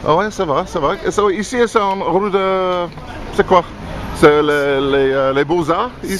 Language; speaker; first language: French; non-native, learner; English